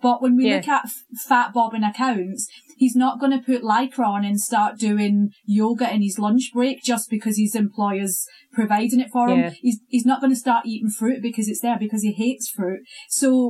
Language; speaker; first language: English; native; English